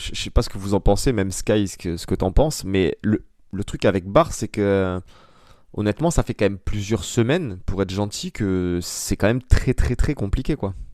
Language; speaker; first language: French; native; French